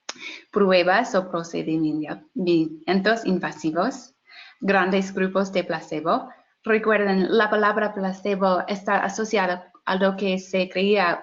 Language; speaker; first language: Spanish; non-native, fluent; English